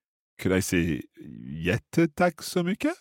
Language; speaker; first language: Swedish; non-native, learner; English